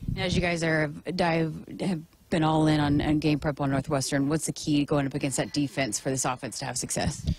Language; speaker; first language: English; native; English